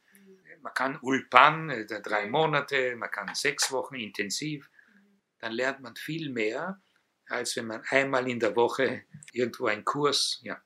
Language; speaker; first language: German; non-native, fluent; Hebrew